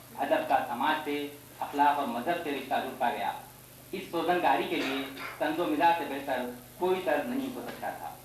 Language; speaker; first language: Urdu; native; Urdu